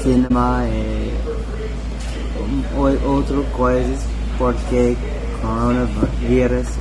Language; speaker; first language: Portuguese; non-native, learner; English